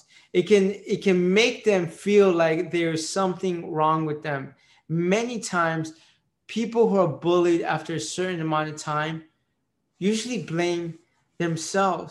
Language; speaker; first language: English; early bilingual, other home language; Marathi